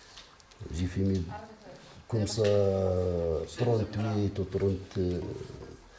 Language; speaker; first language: French; non-native, learner; Arabic